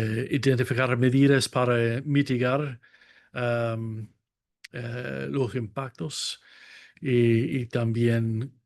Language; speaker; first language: Spanish; non-native, fluent; English